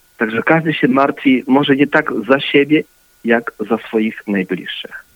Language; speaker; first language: Polish; early bilingual, heritage; Polish